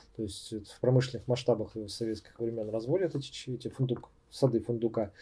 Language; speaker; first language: Russian; native; Russian